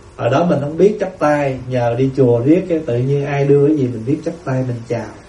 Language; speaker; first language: Vietnamese; native; Vietnamese